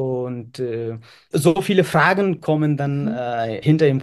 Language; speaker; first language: German; non-native, fluent; Nepali